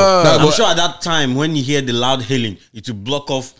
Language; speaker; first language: English; non-native, local second language; Igbo